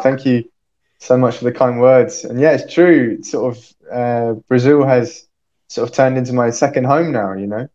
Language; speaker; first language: English; native; English